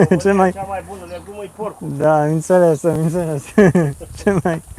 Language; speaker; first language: Romanian; non-native, learner; Polish